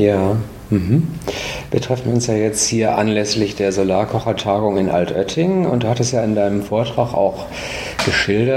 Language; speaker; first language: German; native; German